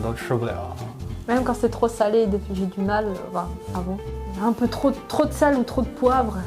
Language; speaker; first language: French; native; French